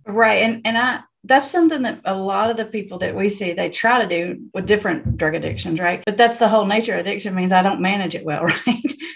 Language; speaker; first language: English; native; English